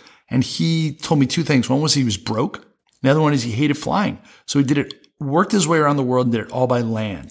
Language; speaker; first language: English; native; English